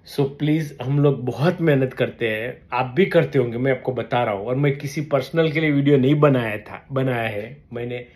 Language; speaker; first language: Hindi; non-native, local second language; Gujarati